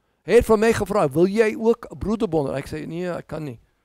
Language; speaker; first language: Dutch; non-native, learner; English